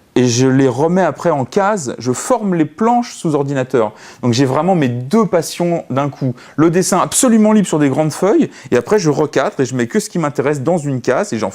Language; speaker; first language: French; native; French